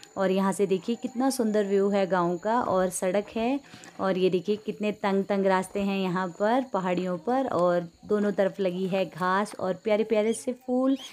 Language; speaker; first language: Hindi; non-native, local second language; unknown